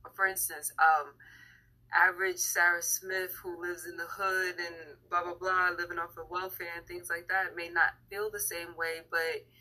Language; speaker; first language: English; native; English